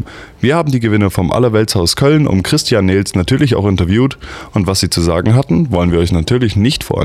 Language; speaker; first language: German; native; German